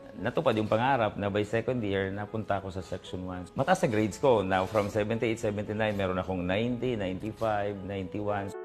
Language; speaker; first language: Filipino; non-native, local second language; Bikol